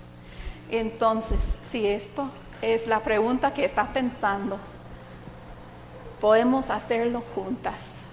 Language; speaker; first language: Spanish; non-native, fluent; English